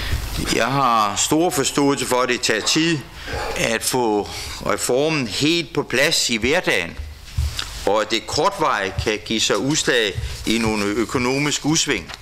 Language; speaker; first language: Danish; native; Danish